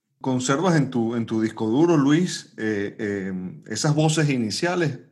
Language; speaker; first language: Spanish; native; Spanish